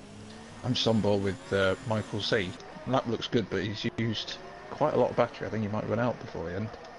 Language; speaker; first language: English; native; English